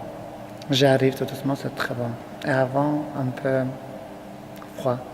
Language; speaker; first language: French; non-native, learner; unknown